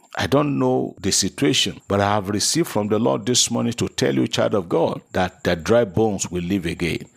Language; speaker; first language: English; non-native, local second language; Yoruba